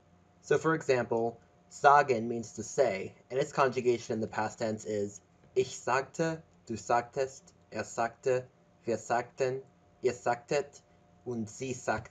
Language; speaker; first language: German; non-native, learner; English